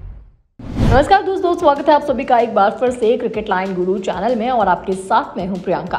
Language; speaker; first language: Hindi; native; Hindi